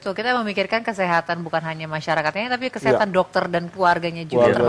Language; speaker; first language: Indonesian; native; Indonesian